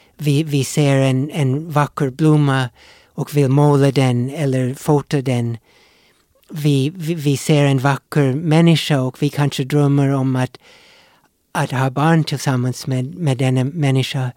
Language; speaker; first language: Swedish; non-native, fluent; English